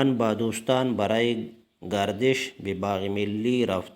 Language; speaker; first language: Persian; non-native, fluent; Urdu